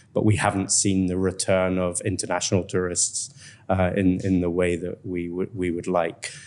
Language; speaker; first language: English; native; English